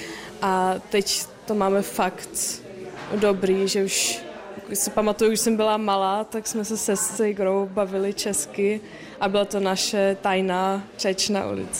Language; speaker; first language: Czech; non-native, local second language; German